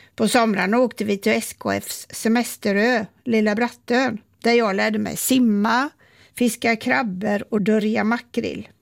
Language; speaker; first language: Swedish; native; Swedish